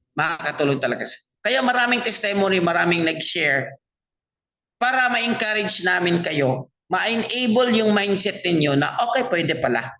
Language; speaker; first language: Filipino; non-native, local second language; Cebuano